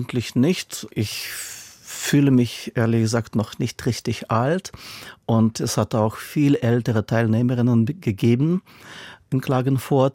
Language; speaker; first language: German; non-native, fluent; Russian